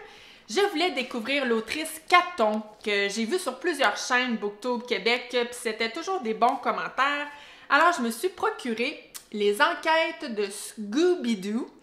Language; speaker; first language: French; native; French